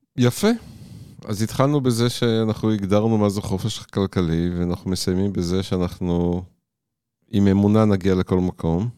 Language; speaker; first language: Hebrew; native; Hebrew